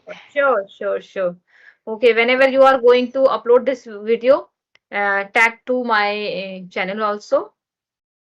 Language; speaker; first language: English; non-native, learner; Hindi